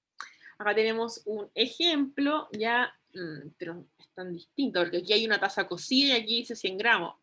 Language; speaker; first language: Spanish; native; Spanish